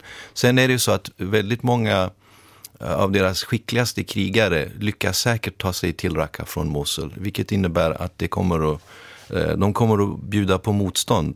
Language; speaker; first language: Swedish; native; Swedish